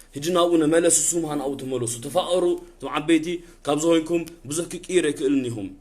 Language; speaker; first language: Tigrinya; early bilingual, heritage; Tigrinya